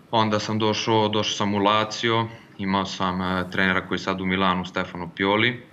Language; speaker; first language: Serbian; early bilingual, other home language; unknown